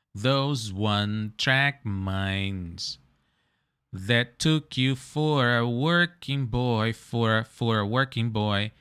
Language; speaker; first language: English; non-native, fluent; Portuguese